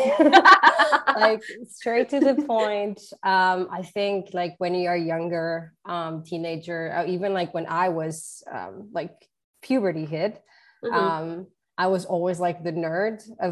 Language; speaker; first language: English; non-native, fluent; Portuguese